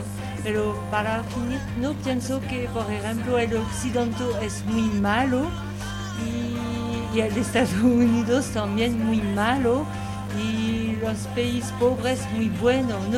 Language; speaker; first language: Spanish; non-native, learner; French